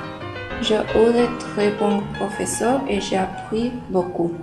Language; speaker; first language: French; non-native, learner; Spanish